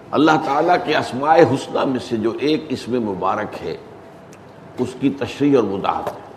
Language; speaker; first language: Urdu; native; Urdu